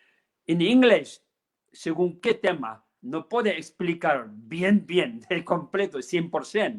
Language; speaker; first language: Spanish; non-native, learner; Tibetan